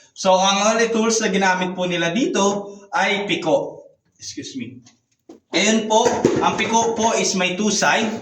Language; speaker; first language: Filipino; non-native, local second language; Bikol